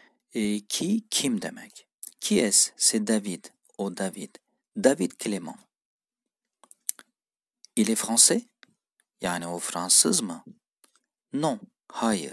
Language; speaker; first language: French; non-native, fluent; Turkish